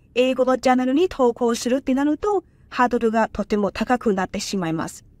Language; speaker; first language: Japanese; non-native, fluent; Chinese